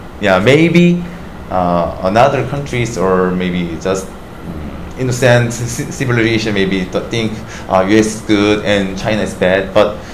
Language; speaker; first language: English; non-native, learner; Korean